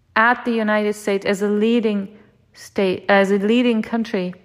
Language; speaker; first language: English; non-native, fluent; German